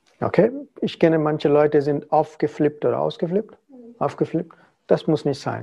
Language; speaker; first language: German; non-native, fluent; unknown